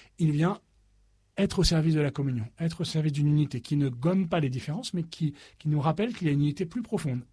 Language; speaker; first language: French; native; French